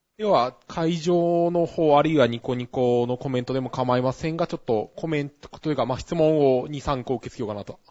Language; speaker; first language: Japanese; native; Japanese